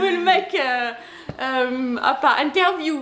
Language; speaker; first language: English; non-native, learner; French